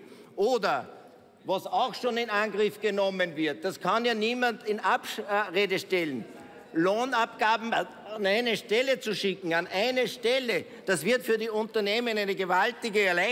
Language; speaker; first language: German; native; German